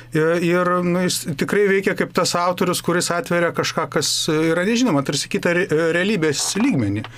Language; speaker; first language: Lithuanian; native; Lithuanian